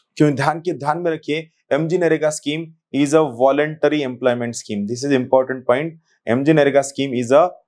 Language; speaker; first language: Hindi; non-native, local second language; Marathi